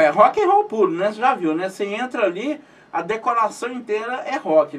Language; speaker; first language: Portuguese; native; Portuguese